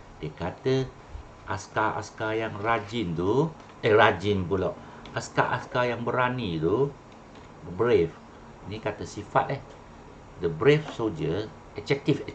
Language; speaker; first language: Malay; non-native, local second language; Chinese